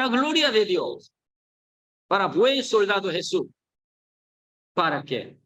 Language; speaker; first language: Spanish; non-native, learner; Korean